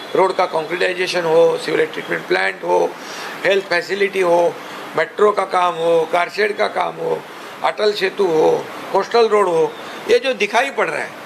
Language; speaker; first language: Hindi; non-native, local second language; Marathi